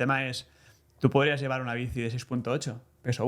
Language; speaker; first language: Spanish; native; Spanish